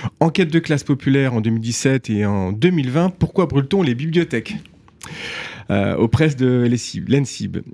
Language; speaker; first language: French; native; French